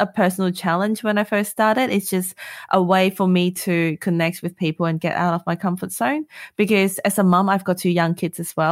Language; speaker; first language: English; non-native, local second language; Cantonese